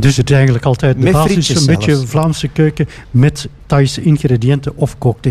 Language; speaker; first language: Dutch; native; Dutch